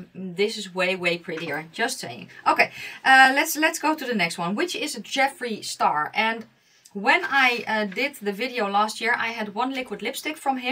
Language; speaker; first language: English; non-native, fluent; Dutch